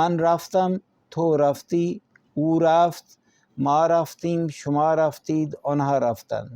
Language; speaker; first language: Persian; non-native, fluent; Urdu